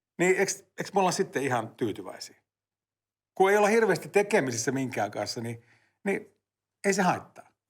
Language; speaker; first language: Finnish; native; Finnish